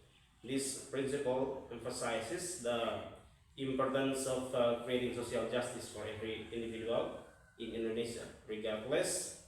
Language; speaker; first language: English; non-native, fluent; Indonesian